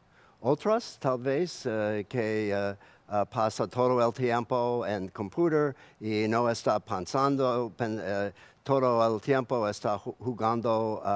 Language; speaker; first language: Spanish; non-native, learner; English